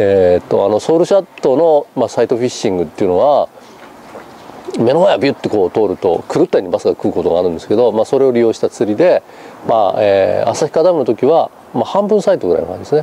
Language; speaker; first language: Japanese; native; Japanese